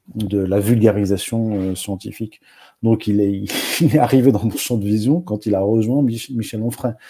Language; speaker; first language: French; non-native, local second language; Arabic